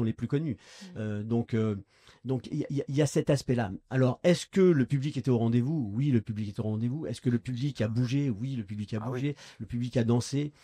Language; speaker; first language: French; native; French